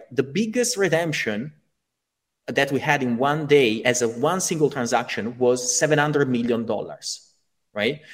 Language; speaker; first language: English; non-native, fluent; Italian